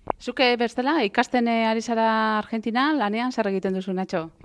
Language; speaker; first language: Basque; native; Basque